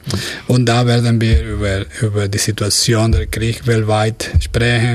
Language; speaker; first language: German; non-native, fluent; Spanish